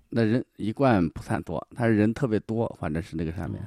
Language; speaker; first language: Chinese; native; Chinese